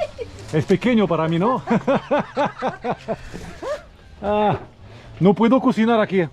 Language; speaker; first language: Spanish; non-native, learner; French